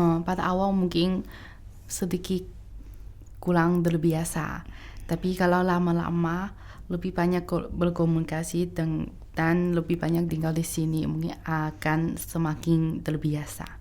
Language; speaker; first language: Indonesian; non-native, fluent; Chinese